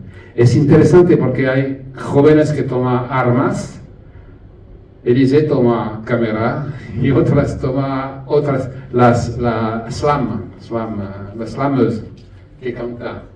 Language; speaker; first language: Spanish; non-native, learner; French